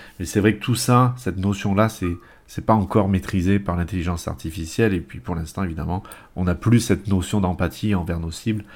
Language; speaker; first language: French; native; French